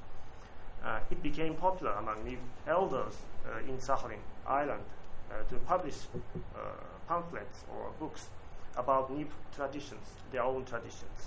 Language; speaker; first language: English; non-native, learner; Japanese